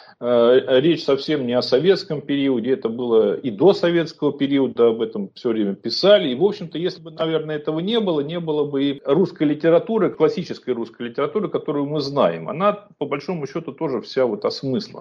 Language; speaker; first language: Russian; native; Russian